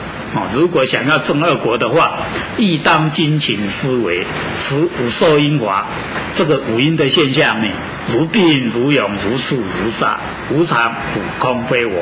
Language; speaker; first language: Chinese; native; Chinese